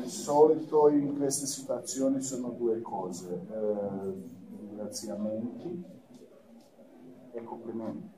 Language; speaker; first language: Italian; non-native, fluent; Croatian